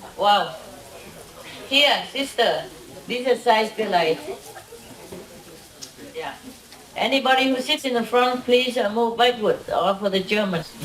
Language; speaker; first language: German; non-native, learner; Vietnamese